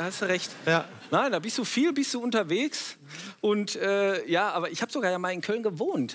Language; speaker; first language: German; native; German